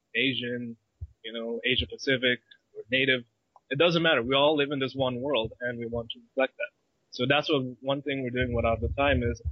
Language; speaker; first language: English; early bilingual, other home language; Malay